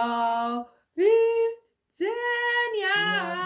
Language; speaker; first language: Polish; non-native, learner; Arabic